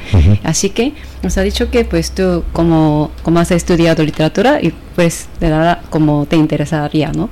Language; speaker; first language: Spanish; non-native, fluent; Korean